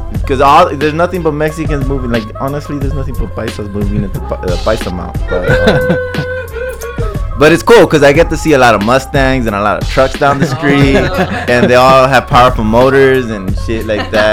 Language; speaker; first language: English; native; English